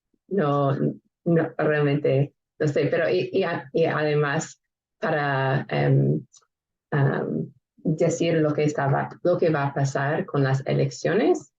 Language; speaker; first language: Spanish; non-native, fluent; English